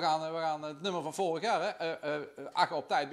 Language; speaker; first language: Dutch; native; Dutch